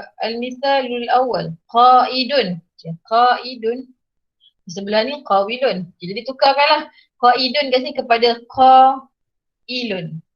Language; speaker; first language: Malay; native; Malay